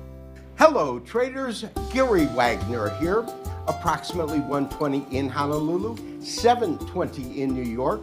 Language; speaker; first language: English; native; English